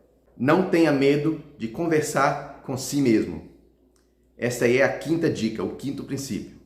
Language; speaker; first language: Portuguese; early bilingual, heritage; Portuguese